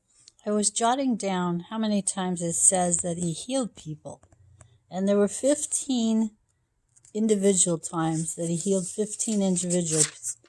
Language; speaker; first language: English; native; English